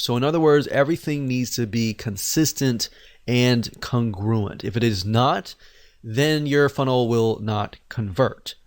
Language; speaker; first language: English; native; English